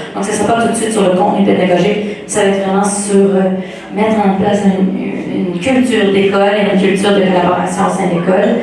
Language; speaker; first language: French; native; French